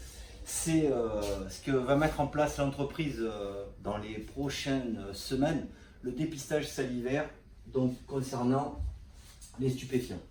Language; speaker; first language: French; native; French